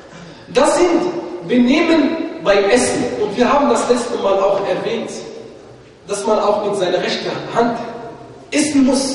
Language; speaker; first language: German; non-native, fluent; Arabic